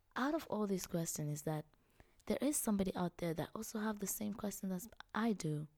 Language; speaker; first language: English; non-native, local second language; Swahili